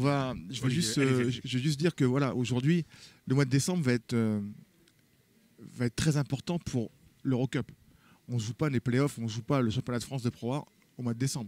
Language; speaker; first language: French; native; French